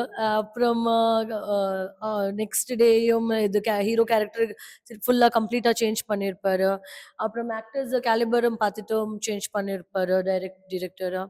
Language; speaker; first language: Tamil; non-native, learner; Malayalam